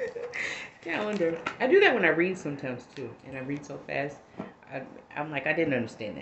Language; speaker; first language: English; native; English